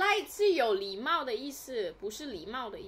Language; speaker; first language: Chinese; non-native, learner; Indonesian